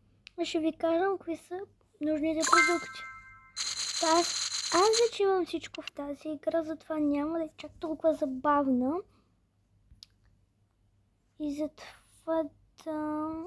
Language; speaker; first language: Bulgarian; early bilingual, heritage; Bulgarian